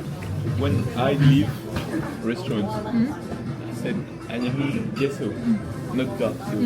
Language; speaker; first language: English; non-native, fluent; French